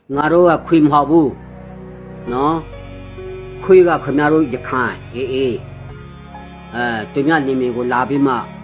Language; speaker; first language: Burmese; non-native, local second language; Hakha Chin